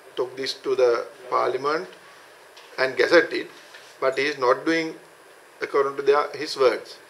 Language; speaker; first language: English; non-native, local second language; Sinhala